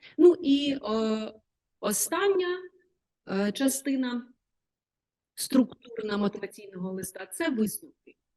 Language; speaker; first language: Ukrainian; native; Ukrainian